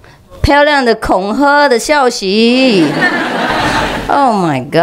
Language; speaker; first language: Chinese; non-native, fluent; Vietnamese